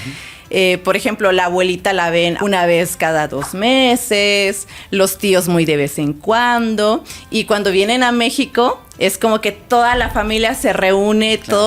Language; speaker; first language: Spanish; native; Spanish